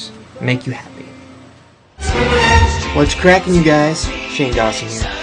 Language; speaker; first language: English; native; English